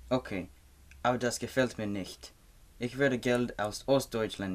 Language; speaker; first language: German; non-native, learner; English